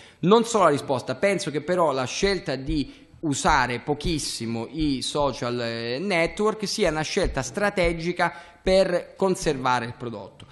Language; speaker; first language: Italian; native; Italian